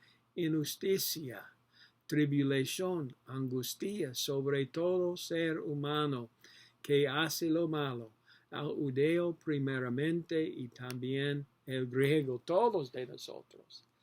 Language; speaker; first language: Spanish; non-native, learner; English